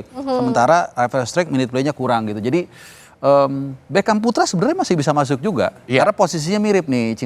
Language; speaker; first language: Indonesian; native; Indonesian